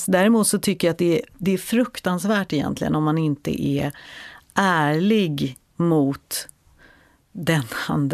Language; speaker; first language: Swedish; native; Swedish